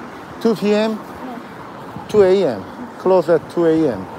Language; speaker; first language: English; non-native, learner; Korean